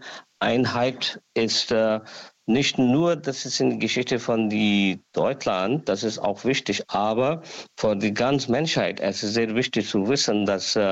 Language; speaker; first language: German; non-native, learner; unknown